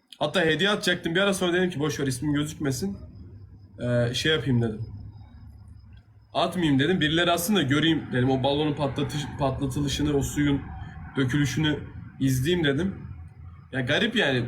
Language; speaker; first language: Turkish; native; Turkish